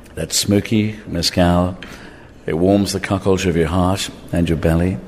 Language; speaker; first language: English; native; English